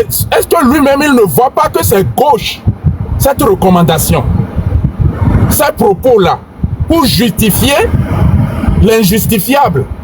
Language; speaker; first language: French; non-native, local second language; Ewe